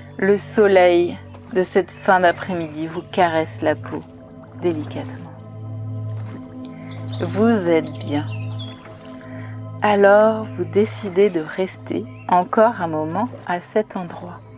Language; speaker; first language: French; native; French